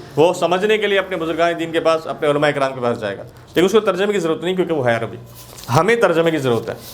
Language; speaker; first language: Urdu; native; Urdu